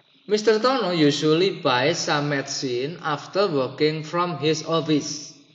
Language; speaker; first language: English; non-native, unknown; Indonesian